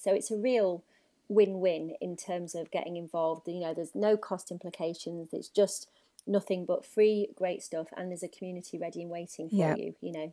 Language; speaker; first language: English; native; English